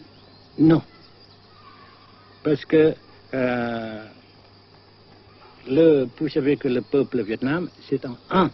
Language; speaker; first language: French; non-native, fluent; Vietnamese